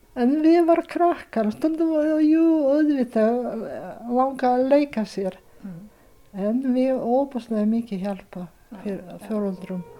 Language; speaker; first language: Icelandic; non-native, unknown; Ukrainian